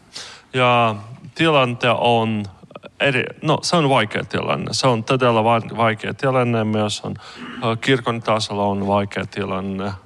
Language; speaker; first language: Finnish; non-native, learner; Ukrainian